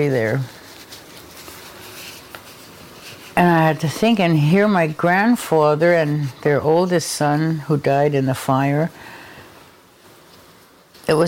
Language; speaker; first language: English; non-native, fluent; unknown